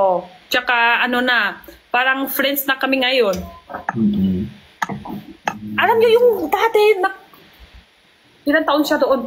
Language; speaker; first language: Filipino; non-native, learner; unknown